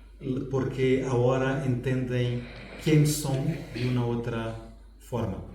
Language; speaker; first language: Spanish; non-native, fluent; Portuguese